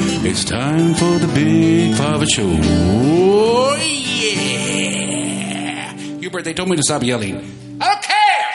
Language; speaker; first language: English; early bilingual, other home language; Spanish